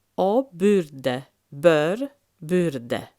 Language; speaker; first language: Norwegian; non-native, fluent; French